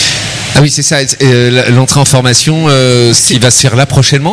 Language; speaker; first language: French; native; French